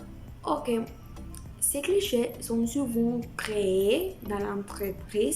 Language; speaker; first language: French; non-native, learner; Spanish